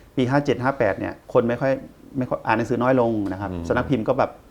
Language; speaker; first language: Thai; native; Thai